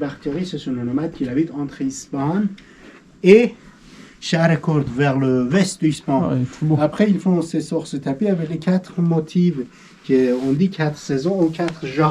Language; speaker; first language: French; non-native, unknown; Persian